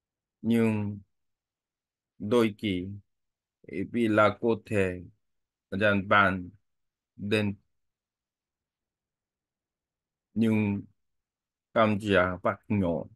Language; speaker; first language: Vietnamese; non-native, learner; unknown